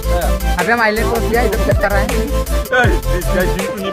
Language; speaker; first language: Hindi; non-native, local second language; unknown